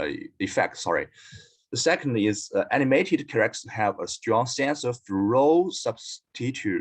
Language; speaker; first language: English; non-native, learner; Chinese